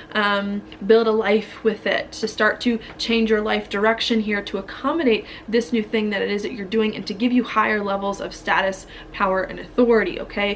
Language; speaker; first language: English; native; English